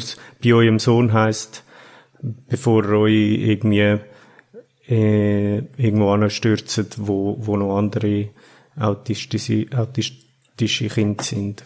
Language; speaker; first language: German; native; German